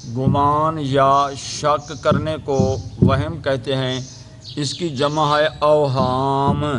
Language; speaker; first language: Urdu; non-native, local second language; Saraiki